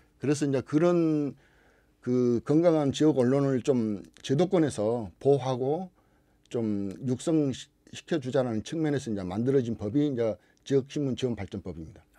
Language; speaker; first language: Korean; native; Korean